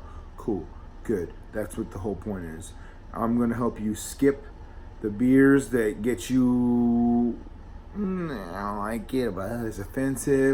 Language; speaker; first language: English; native; English